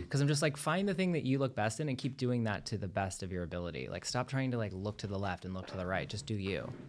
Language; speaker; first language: English; native; English